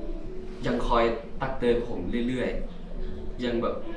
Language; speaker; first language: Thai; native; Thai